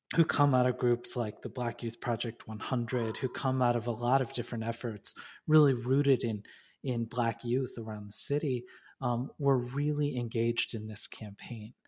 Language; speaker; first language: English; native; English